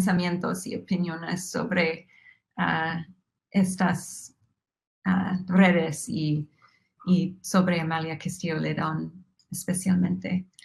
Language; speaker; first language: Spanish; non-native, fluent; English